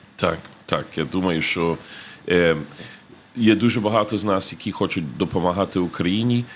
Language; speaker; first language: Ukrainian; early bilingual, heritage; Ukrainian